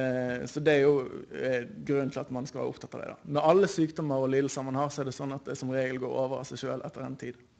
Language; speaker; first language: Norwegian; native; Norwegian